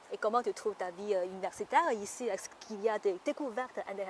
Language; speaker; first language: French; non-native, fluent; Chinese